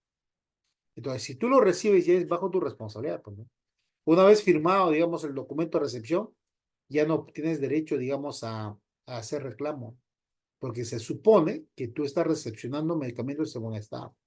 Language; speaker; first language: Spanish; native; Spanish